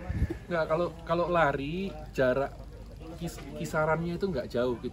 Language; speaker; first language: Indonesian; non-native, local second language; Javanese